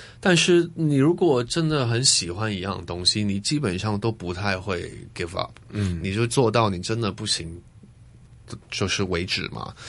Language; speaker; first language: Chinese; non-native, fluent; Cantonese